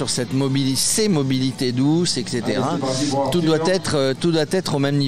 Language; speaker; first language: French; native; French